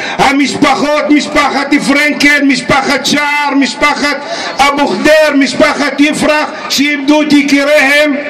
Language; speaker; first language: Hebrew; non-native, local second language; Arabic